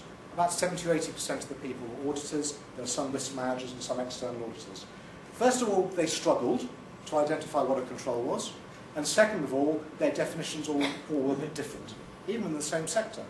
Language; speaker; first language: English; native; English